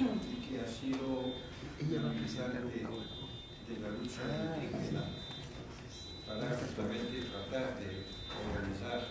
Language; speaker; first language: Spanish; non-native, fluent; French